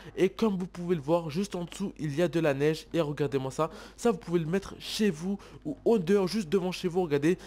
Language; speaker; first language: French; native; French